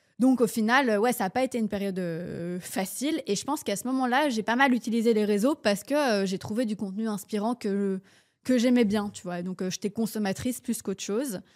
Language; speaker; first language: French; early bilingual, heritage; French